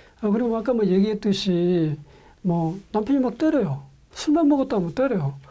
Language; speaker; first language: Korean; native; Korean